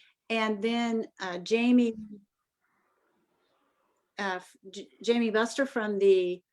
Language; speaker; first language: English; native; English